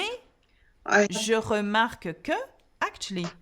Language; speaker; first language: French; non-native, fluent; English